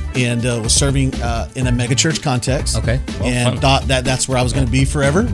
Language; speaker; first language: English; native; English